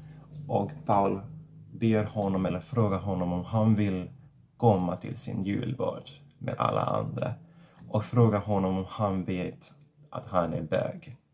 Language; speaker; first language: Swedish; non-native, fluent; Catalan